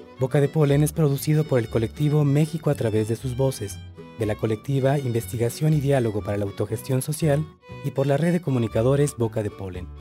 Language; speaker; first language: Spanish; native; Spanish